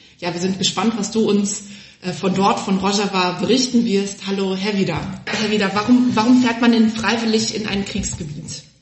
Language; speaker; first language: German; native; German